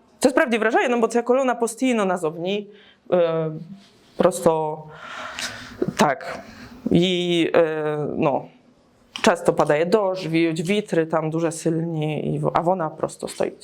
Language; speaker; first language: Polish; non-native, learner; Ukrainian